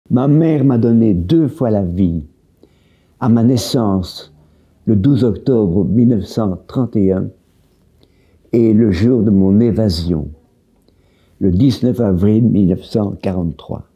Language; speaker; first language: French; native; French